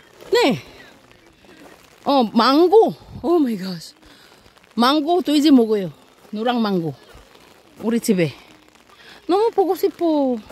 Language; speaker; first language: Korean; non-native, learner; Filipino